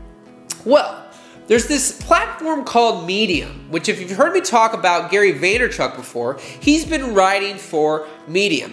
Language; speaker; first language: English; native; English